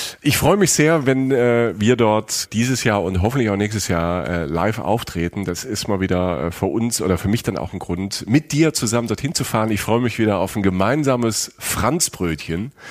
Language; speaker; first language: German; native; German